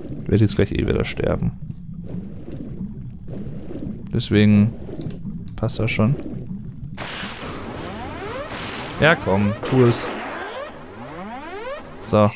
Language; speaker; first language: German; native; German